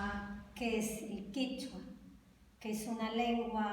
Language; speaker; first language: Catalan; non-native, fluent; Spanish